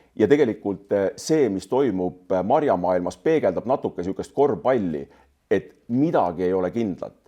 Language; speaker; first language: Estonian; native; Estonian